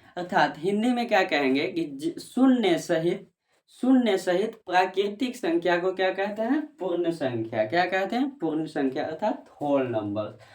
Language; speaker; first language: Hindi; native; Hindi